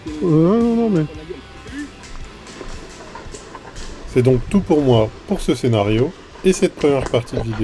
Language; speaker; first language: French; native; French